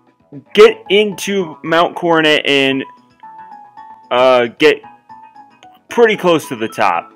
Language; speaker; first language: English; native; English